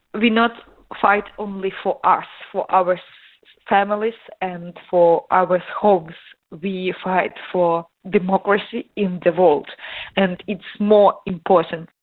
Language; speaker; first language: English; non-native, learner; Ukrainian